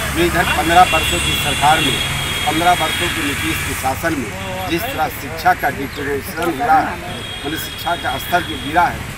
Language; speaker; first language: Hindi; native; Hindi